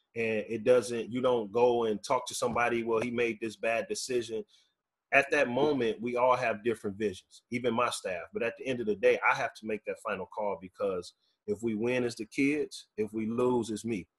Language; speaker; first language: English; native; English